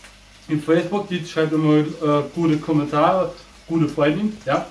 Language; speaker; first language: German; non-native, fluent; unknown